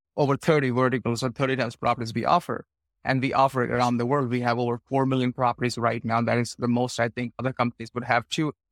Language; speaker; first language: English; non-native, local second language; Hindi